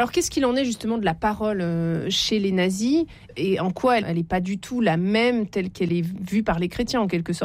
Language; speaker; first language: French; native; French